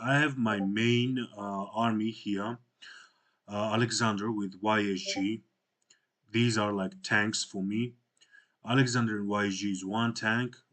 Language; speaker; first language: English; non-native, fluent; Georgian